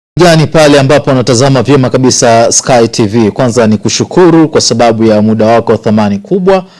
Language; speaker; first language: Swahili; native; Swahili